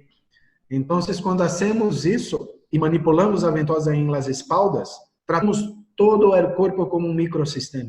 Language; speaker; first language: Spanish; non-native, learner; Portuguese